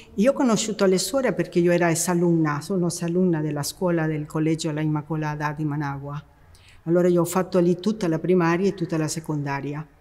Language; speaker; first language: Italian; non-native, fluent; Spanish